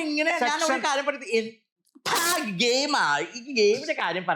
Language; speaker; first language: Malayalam; non-native, learner; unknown